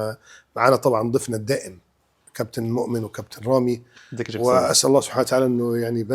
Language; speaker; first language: Arabic; native; Arabic